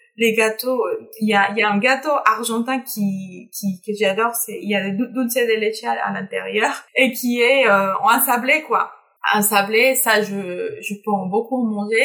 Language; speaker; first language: French; non-native, fluent; Spanish